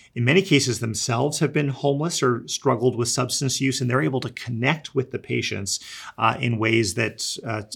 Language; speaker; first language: English; native; English